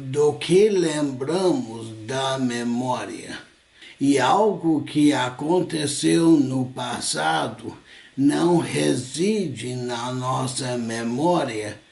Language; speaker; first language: Portuguese; non-native, fluent; English